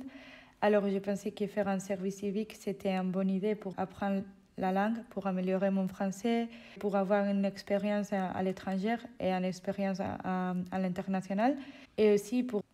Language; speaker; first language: French; non-native, fluent; Spanish